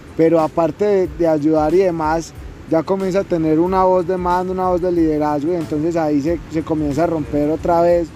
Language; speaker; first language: Spanish; native; Spanish